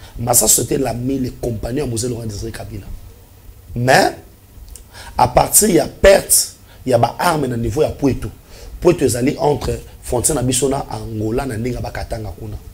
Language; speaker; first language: Lingala; non-native, local second language; Swahili